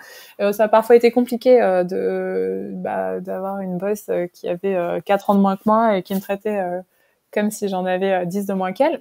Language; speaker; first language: French; native; French